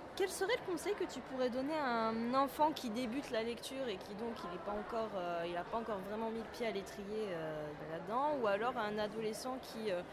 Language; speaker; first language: French; native; French